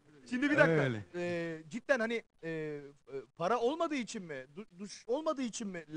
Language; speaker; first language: Turkish; native; Turkish